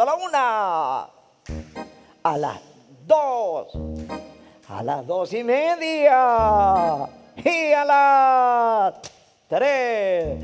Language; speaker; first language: Spanish; native; Spanish